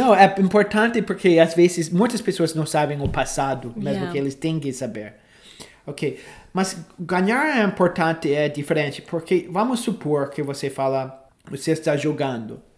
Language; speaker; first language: Portuguese; non-native, fluent; English